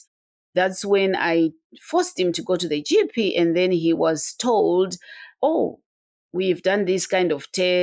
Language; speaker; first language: English; non-native, local second language; Shona